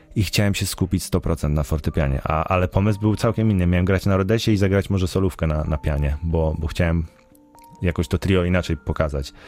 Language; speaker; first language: Polish; early bilingual, heritage; Polish